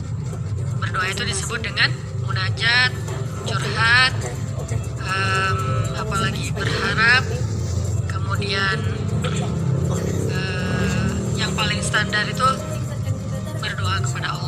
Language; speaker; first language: Indonesian; native; Indonesian